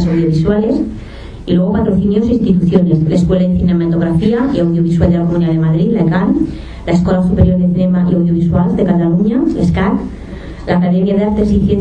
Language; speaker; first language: Spanish; native; Spanish